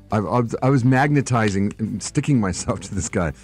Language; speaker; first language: English; native; English